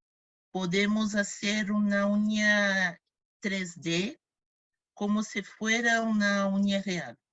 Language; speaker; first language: Spanish; non-native, fluent; Portuguese